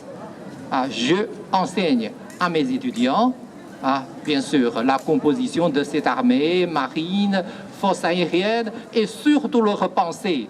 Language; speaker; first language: French; non-native, fluent; Chinese